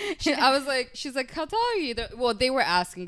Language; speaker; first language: English; early bilingual, other home language; Spanish